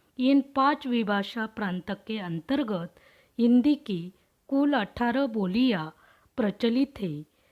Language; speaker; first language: Hindi; non-native, local second language; Marathi